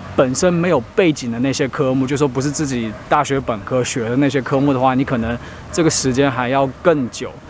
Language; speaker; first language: Chinese; native; Chinese